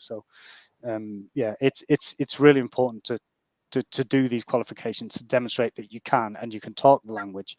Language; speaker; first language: English; native; English